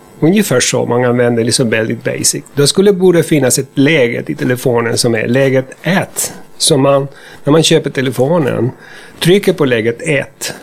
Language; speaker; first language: Swedish; non-native, fluent; Spanish